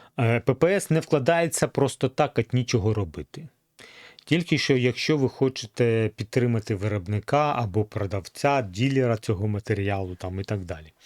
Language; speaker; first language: Ukrainian; non-native, local second language; Russian